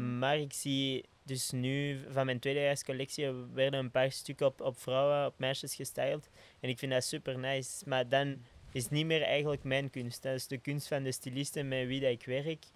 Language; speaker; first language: Dutch; non-native, local second language; French